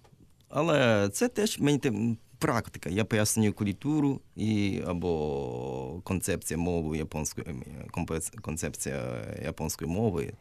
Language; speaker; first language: Ukrainian; non-native, learner; Japanese